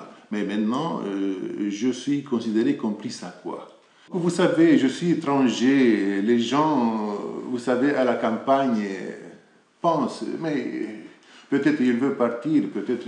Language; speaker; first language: French; non-native, fluent; Romanian